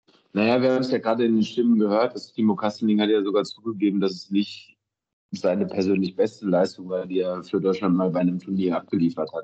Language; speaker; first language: German; native; German